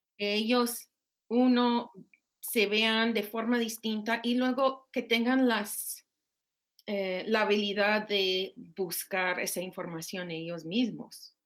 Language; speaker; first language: Spanish; non-native, fluent; English